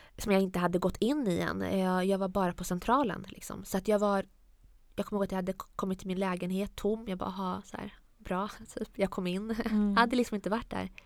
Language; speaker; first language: Swedish; early bilingual, other home language; Arabic